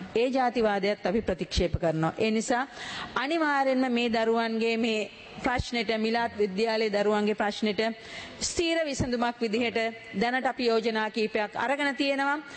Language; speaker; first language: Sinhala; native; Sinhala